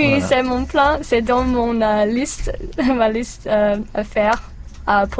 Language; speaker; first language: French; non-native, learner; English